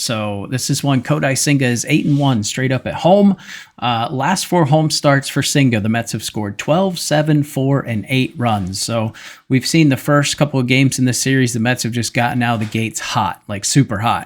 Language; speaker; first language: English; native; English